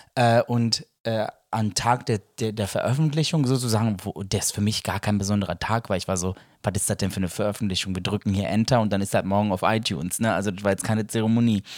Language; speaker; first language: German; early bilingual, other home language; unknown